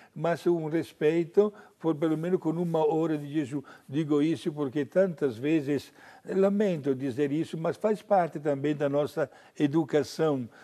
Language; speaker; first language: Portuguese; non-native, fluent; Italian